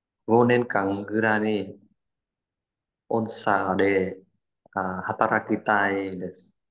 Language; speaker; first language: Japanese; non-native, learner; Vietnamese